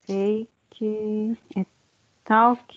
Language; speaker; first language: English; non-native, learner; Portuguese